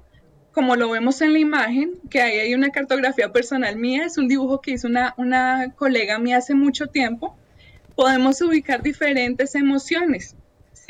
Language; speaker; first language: Spanish; native; Spanish